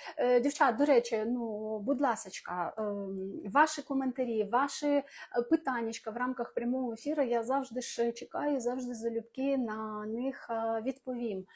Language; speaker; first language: Ukrainian; non-native, local second language; Russian